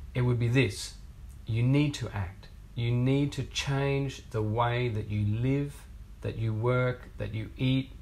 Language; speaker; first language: English; native; English